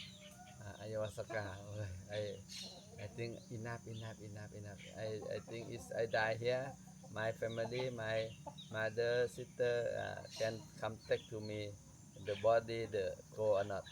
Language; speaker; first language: English; non-native, learner; Thai